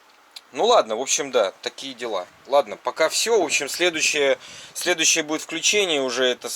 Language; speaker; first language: Russian; native; Russian